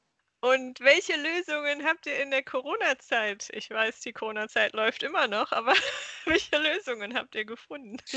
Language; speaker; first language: German; native; German